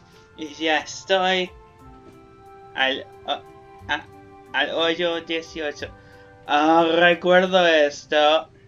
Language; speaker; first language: Spanish; non-native, learner; English